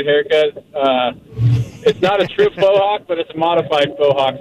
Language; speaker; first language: English; native; English